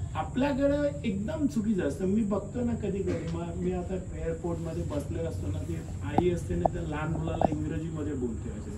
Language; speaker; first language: Marathi; native; Marathi